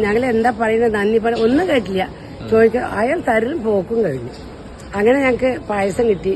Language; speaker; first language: Malayalam; early bilingual, heritage; Malayalam